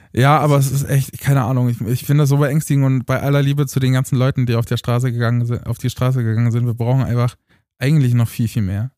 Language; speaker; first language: German; early bilingual, other home language; Romanian